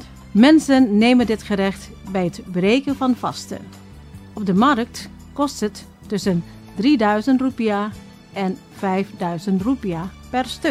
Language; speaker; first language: Dutch; non-native, fluent; Indonesian